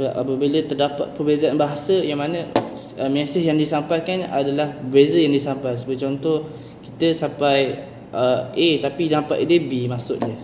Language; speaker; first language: Malay; native; Malay